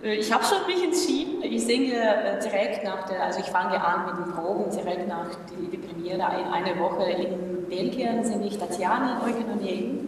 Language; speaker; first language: German; non-native, fluent; Russian